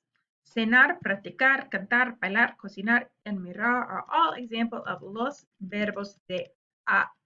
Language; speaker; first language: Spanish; non-native, learner; English